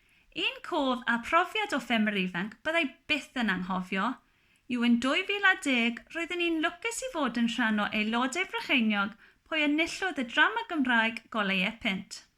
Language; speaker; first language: Welsh; non-native, local second language; English